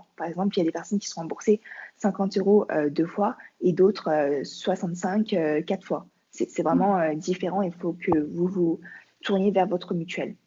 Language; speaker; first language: French; native; French